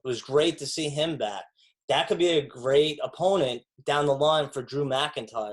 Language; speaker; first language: English; native; English